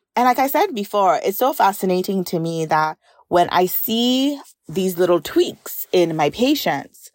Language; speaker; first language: English; non-native, local second language; Yoruba